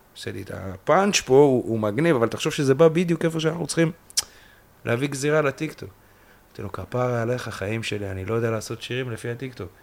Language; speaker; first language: Hebrew; native; Hebrew